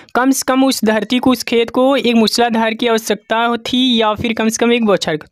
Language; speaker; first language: Hindi; native; Hindi